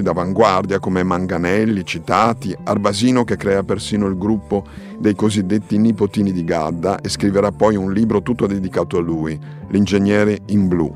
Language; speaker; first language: Italian; native; Italian